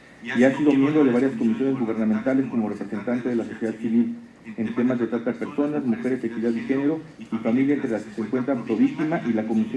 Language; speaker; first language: Spanish; native; Spanish